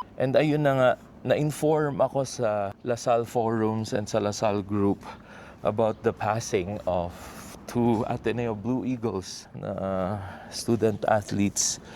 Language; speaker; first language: Filipino; non-native, local second language; Cebuano